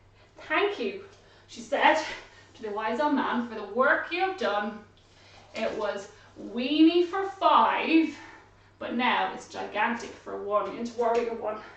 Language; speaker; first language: English; native; English